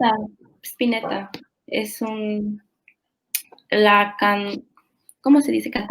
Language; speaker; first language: Spanish; non-native, learner; English